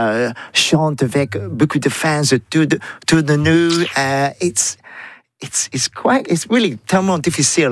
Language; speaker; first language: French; non-native, learner; English